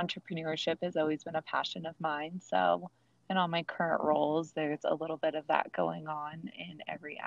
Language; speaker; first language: English; native; English